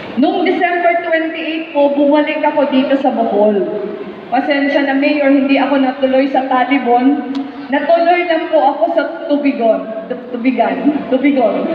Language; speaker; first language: Filipino; non-native, local second language; Bikol